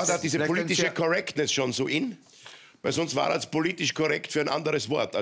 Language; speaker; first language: German; native; German